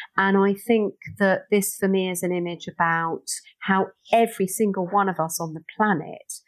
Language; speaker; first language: English; native; English